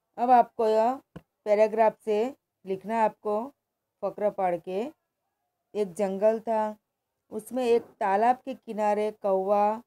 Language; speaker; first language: Hindi; non-native, local second language; Gujarati